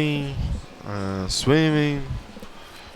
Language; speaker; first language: English; non-native, learner; Portuguese